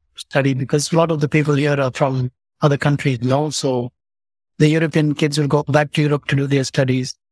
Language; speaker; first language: English; non-native, local second language; Tamil